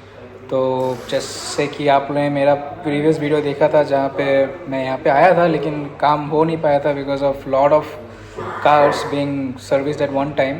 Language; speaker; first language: Hindi; native; Hindi